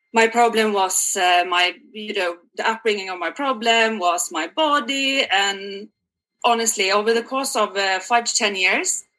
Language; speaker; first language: English; non-native, fluent; Swedish